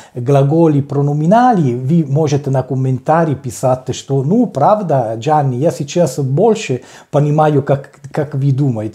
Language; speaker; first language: Russian; non-native, learner; Italian